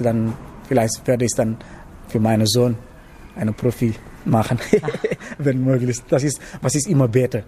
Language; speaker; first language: German; non-native, learner; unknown